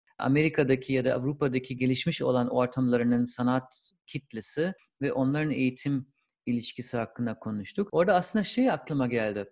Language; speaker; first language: Turkish; non-native, fluent; German